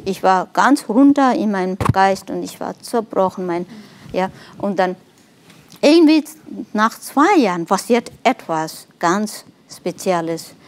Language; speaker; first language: German; non-native, fluent; Nepali